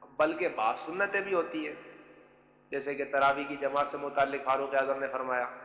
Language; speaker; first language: Urdu; native; Urdu